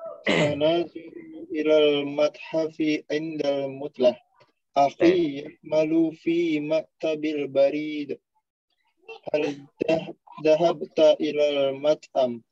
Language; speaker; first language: Arabic; non-native, learner; Indonesian